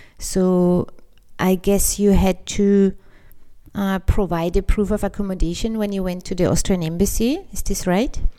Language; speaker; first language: English; non-native, fluent; German